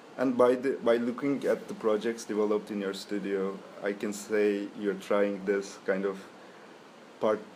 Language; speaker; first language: English; non-native, fluent; Turkish